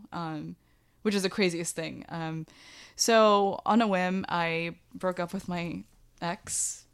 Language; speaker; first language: English; early bilingual, other home language; Bangla